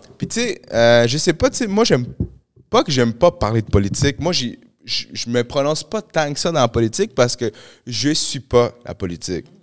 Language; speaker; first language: French; early bilingual, other home language; Spanish